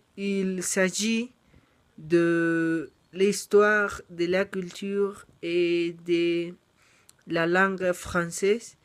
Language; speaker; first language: French; non-native, learner; Spanish